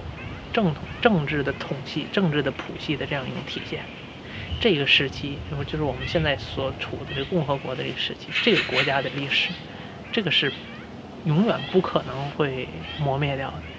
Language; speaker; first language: Chinese; native; Chinese